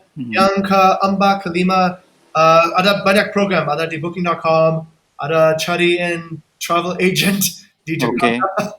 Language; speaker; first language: Indonesian; non-native, fluent; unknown